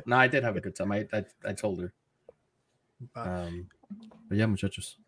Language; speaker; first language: English; early bilingual, other home language; Spanish